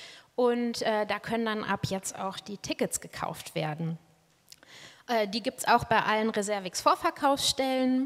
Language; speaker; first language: German; native; German